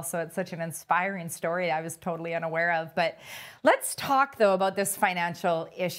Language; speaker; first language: English; native; English